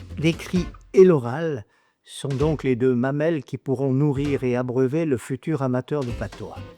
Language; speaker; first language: French; native; French